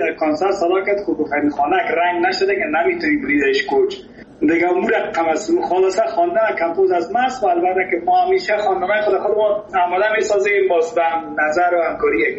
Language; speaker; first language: Persian; native; Persian